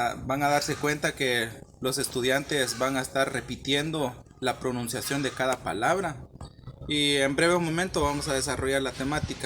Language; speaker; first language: Spanish; non-native, local second language; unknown